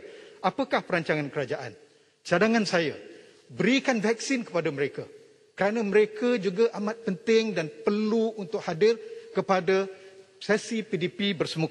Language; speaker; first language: Malay; native; Malay